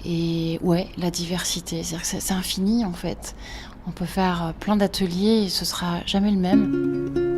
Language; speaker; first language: French; native; French